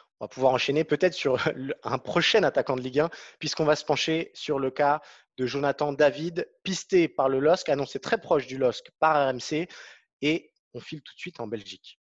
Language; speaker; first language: French; native; French